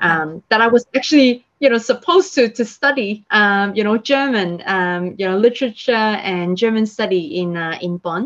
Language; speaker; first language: English; non-native, local second language; Cantonese